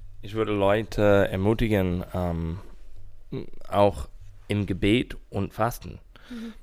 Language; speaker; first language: German; non-native, fluent; English